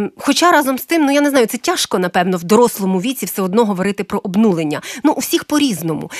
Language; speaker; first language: Ukrainian; native; Ukrainian